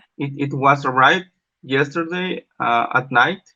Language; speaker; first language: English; non-native, learner; Spanish